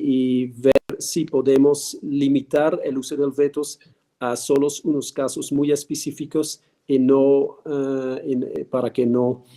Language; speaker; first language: Spanish; non-native, fluent; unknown